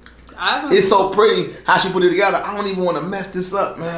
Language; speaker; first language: English; native; English